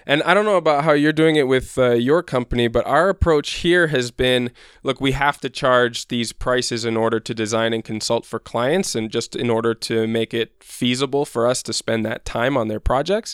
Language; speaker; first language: English; native; English